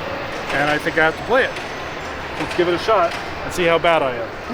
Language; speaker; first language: English; native; English